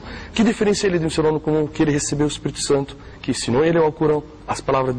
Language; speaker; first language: Portuguese; non-native, fluent; Arabic